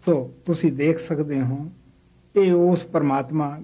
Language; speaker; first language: Hindi; non-native, local second language; Punjabi